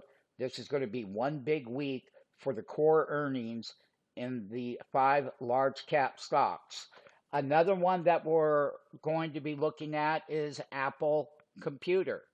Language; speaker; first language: English; native; English